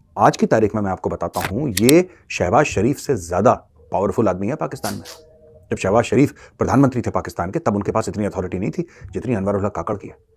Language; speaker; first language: Hindi; native; Hindi